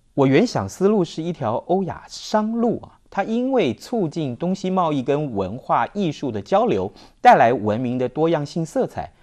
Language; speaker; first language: Chinese; native; Chinese